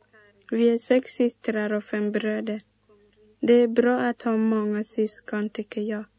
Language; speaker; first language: Swedish; early bilingual, other home language; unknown